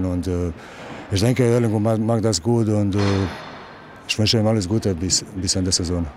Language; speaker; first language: German; non-native, learner; Croatian